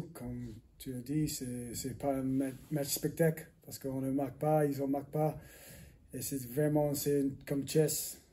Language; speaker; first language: French; non-native, learner; English